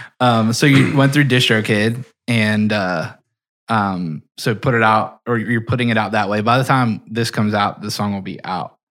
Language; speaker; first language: English; native; English